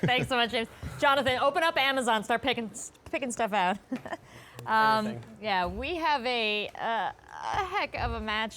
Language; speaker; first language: English; native; English